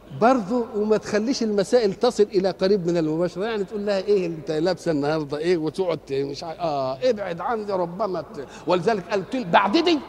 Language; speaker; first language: Arabic; native; Arabic